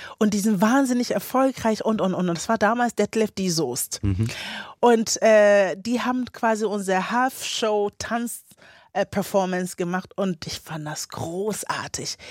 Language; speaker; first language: German; early bilingual, other home language; Akan